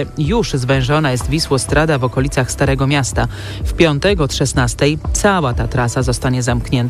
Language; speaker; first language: Polish; native; Polish